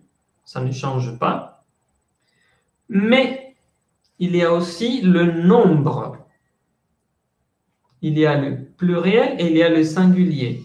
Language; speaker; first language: French; non-native, fluent; Spanish